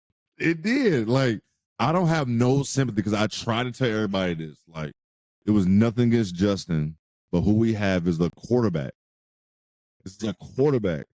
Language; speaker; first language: English; native; English